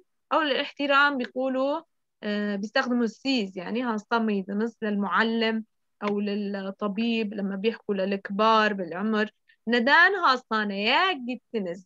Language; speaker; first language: Arabic; native; Arabic